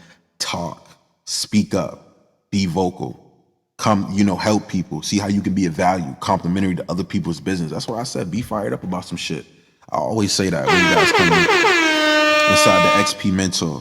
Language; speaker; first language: English; native; English